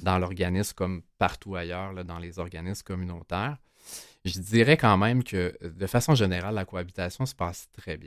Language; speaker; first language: French; native; French